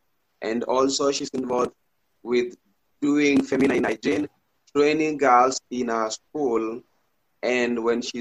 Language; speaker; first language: English; non-native, local second language; Gusii